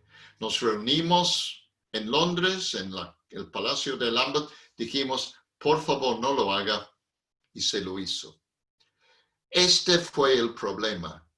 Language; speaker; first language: Spanish; non-native, fluent; English